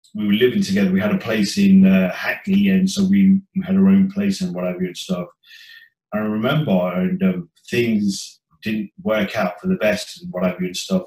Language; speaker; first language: English; native; English